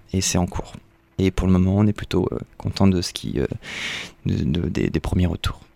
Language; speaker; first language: French; native; French